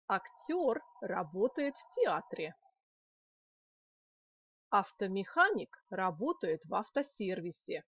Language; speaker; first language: Russian; non-native, fluent; Polish